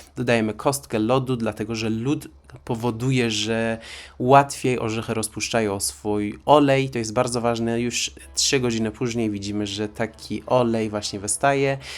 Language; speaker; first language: Polish; non-native, fluent; Persian